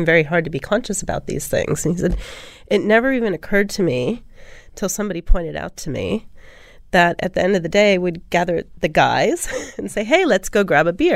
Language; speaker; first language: English; native; English